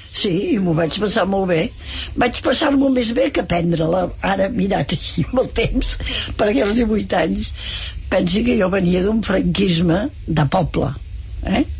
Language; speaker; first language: Catalan; native; Catalan